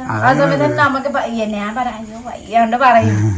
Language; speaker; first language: Malayalam; non-native, fluent; Nepali